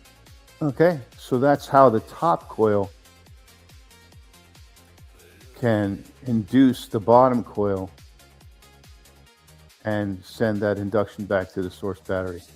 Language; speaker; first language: English; native; English